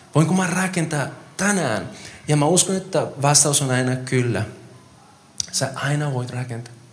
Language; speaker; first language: Finnish; non-native, fluent; Spanish